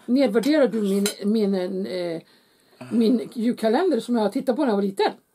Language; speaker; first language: Swedish; native; Swedish